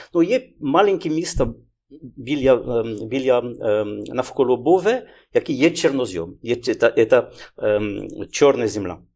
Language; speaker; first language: Ukrainian; non-native, learner; French